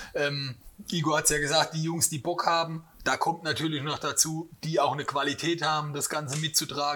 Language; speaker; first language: German; native; German